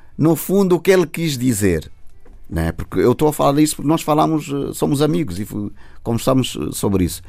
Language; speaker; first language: Portuguese; native; Portuguese